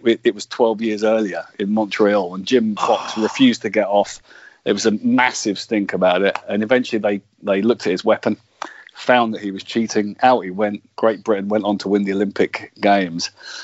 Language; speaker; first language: English; native; English